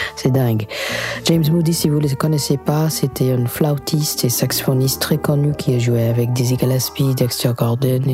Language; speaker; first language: French; non-native, fluent; English